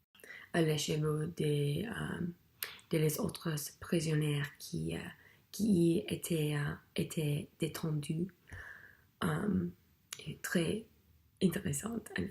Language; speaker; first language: French; non-native, learner; English